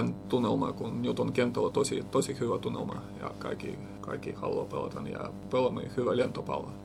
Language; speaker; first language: Finnish; non-native, learner; Russian